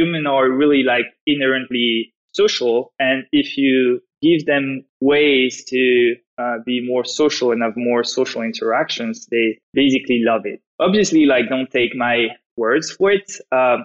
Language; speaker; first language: English; non-native, fluent; French